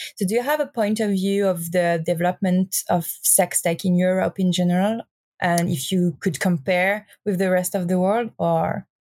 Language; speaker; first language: English; non-native, learner; French